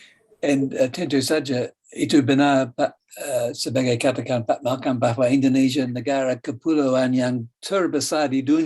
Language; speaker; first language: Indonesian; non-native, fluent; English